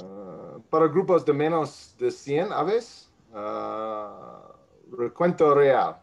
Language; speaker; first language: Spanish; non-native, learner; English